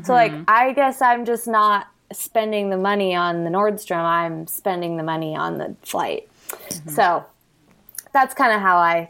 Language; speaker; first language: English; native; English